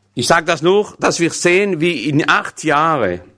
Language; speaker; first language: German; non-native, fluent; French